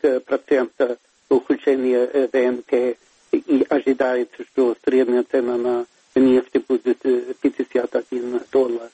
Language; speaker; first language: Russian; non-native, fluent; Swedish